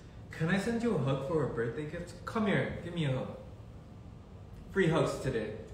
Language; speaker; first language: English; early bilingual, other home language; Korean